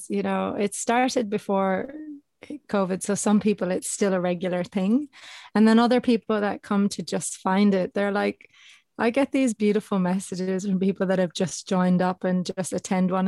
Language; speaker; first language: English; native; English